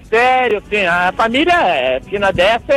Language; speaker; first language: Italian; non-native, fluent; Portuguese